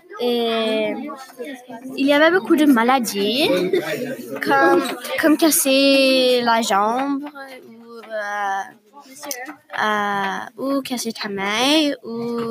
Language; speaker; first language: French; non-native, learner; English